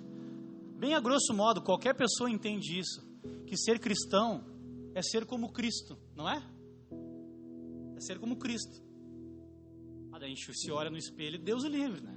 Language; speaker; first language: Portuguese; native; Portuguese